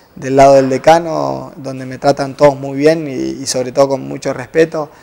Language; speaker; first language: Spanish; native; Spanish